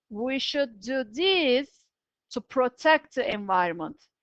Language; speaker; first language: English; non-native, fluent; Turkish